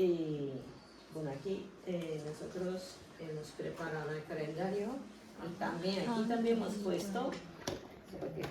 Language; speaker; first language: Spanish; non-native, fluent; Japanese